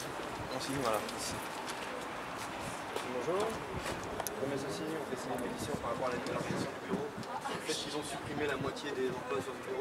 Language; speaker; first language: French; native; French